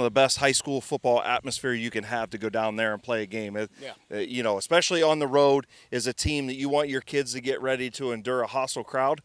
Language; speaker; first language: English; native; English